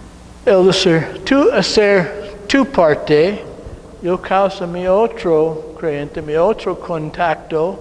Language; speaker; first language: Spanish; non-native, learner; English